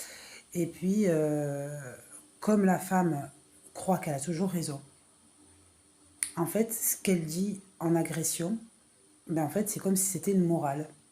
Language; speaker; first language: French; native; French